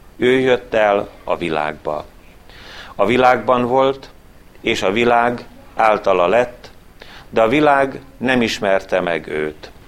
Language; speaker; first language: Hungarian; native; Hungarian